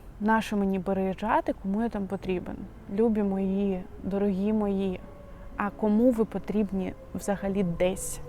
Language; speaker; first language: Ukrainian; non-native, local second language; Russian